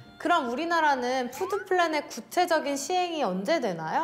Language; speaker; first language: Korean; native; Korean